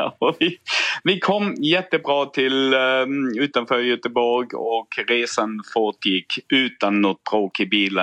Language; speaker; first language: Swedish; non-native, fluent; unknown